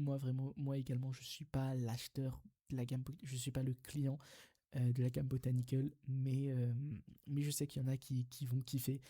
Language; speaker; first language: French; native; French